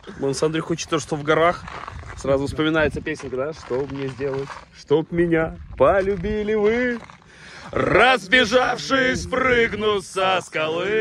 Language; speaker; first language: Russian; native; Russian